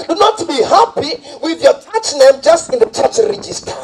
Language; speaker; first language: English; non-native, local second language; Swahili